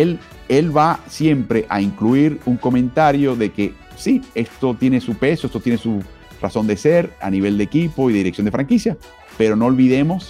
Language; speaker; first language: Spanish; native; Spanish